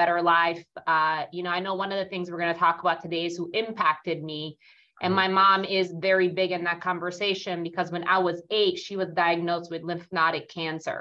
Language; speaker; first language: English; non-native, fluent; Italian